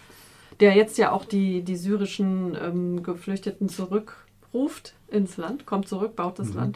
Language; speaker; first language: German; native; German